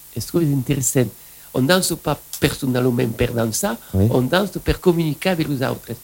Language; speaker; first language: French; native; French